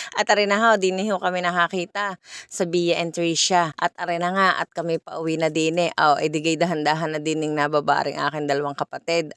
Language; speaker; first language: Filipino; native; Filipino